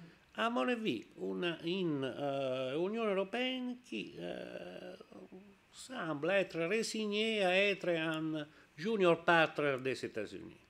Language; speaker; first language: French; non-native, learner; Italian